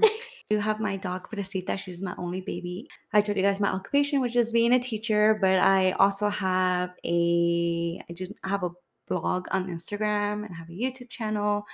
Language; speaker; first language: English; early bilingual, other home language; Spanish